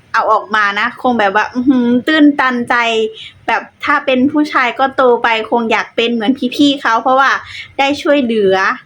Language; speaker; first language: Thai; native; Thai